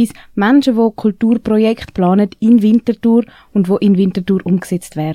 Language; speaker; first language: German; native; German